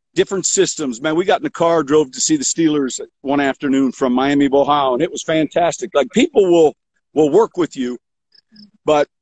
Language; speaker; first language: English; native; English